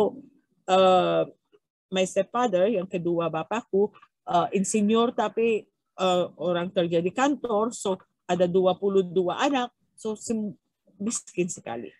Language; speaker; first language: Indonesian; non-native, learner; Filipino